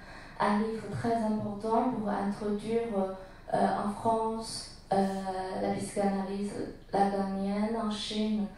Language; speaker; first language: French; non-native, learner; Chinese